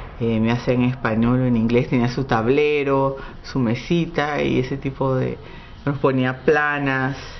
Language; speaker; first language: Spanish; non-native, local second language; English